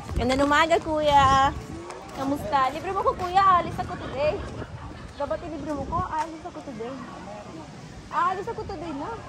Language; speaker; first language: Filipino; non-native, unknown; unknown